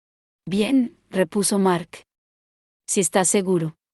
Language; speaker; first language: Spanish; native; Spanish